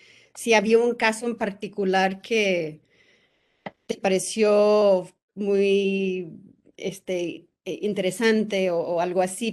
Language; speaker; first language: Spanish; non-native, fluent; English